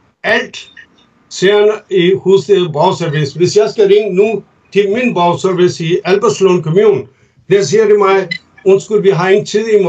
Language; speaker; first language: Danish; non-native, fluent; Urdu